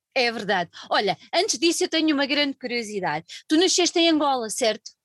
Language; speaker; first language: Portuguese; native; Portuguese